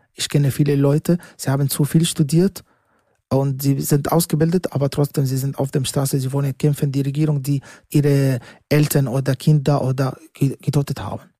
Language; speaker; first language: German; non-native, learner; Arabic